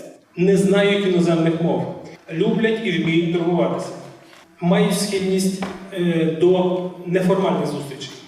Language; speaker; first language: Ukrainian; native; Ukrainian